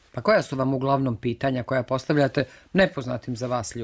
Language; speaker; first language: Croatian; native; Croatian